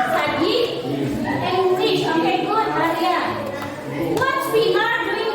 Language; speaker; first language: English; non-native, learner; Indonesian